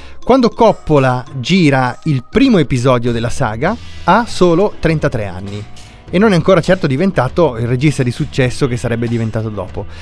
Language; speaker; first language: Italian; native; Italian